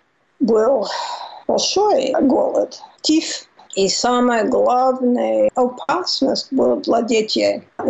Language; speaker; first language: Russian; non-native, fluent; English